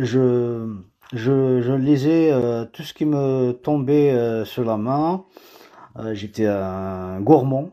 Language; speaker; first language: French; non-native, local second language; Kabyle